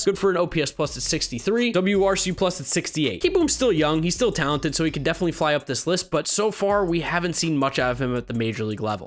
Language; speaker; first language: English; native; English